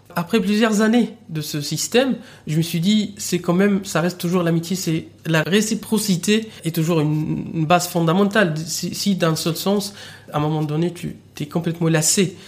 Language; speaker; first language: French; non-native, fluent; Arabic